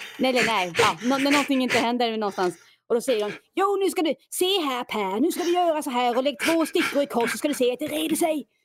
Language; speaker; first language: Swedish; native; Swedish